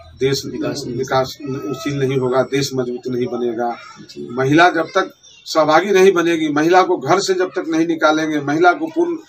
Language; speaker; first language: Hindi; native; Hindi